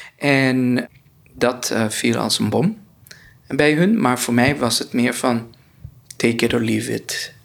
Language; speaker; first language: Dutch; non-native, local second language; Papiamento